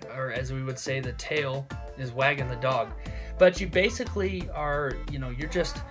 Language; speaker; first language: English; native; English